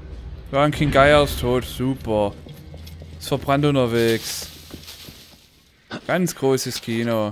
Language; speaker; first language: German; native; German